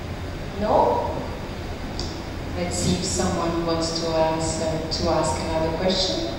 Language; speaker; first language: English; non-native, fluent; Portuguese